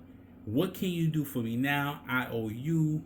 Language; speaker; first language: English; native; English